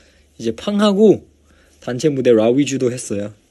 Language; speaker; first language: Korean; non-native, fluent; Chinese